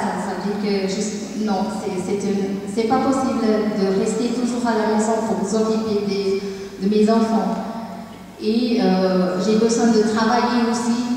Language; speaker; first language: French; non-native, learner; Tamil